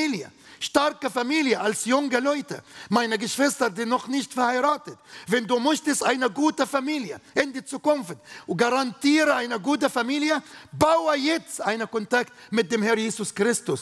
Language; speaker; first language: German; non-native, fluent; Arabic